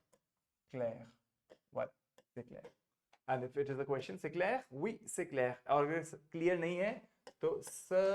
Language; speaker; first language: French; non-native, fluent; Hindi